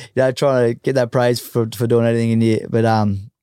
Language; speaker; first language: English; native; English